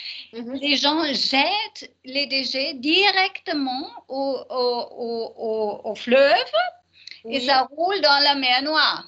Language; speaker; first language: French; non-native, learner; German